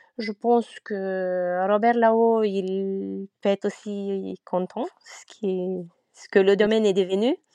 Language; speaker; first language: French; non-native, fluent; Romanian